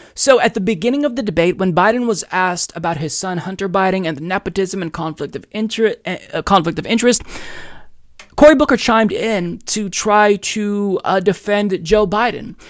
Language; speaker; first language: English; native; English